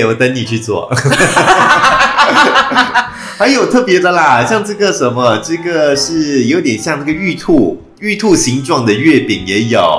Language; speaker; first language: Chinese; native; Chinese